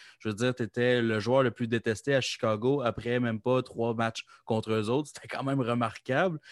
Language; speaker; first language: French; native; French